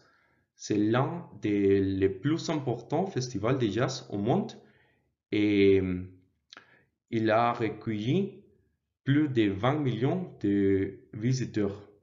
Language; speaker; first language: French; non-native, learner; Spanish